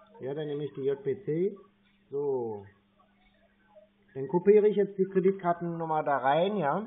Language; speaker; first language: German; native; German